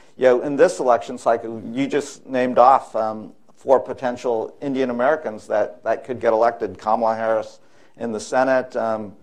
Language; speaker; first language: English; native; English